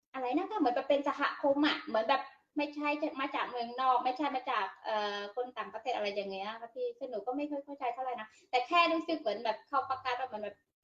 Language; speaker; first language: Thai; native; Thai